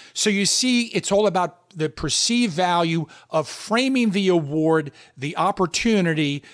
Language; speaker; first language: English; native; English